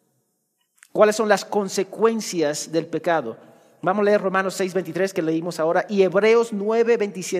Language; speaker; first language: Spanish; early bilingual, heritage; Spanish